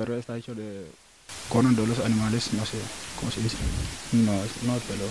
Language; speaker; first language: Spanish; non-native, learner; Wolof